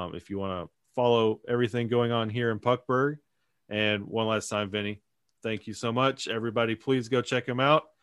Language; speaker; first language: English; native; English